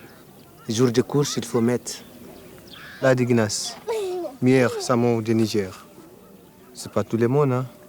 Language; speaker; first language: French; non-native, local second language; Fula